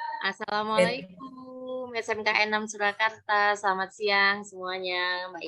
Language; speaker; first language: Indonesian; native; Indonesian